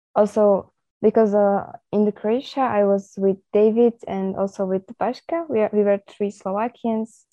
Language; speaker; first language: English; non-native, fluent; Slovak